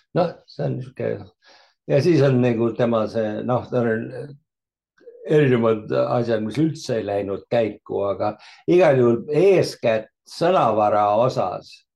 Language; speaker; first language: Estonian; early bilingual, heritage; Estonian